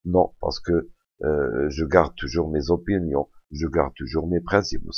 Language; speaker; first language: French; non-native, local second language; Arabic